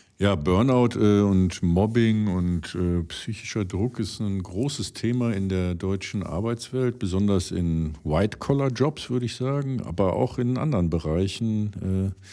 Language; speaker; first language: German; native; German